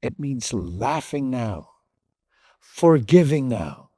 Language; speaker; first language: English; non-native, local second language; Filipino